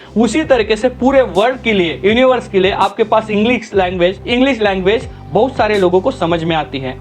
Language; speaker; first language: Hindi; non-native, local second language; Marathi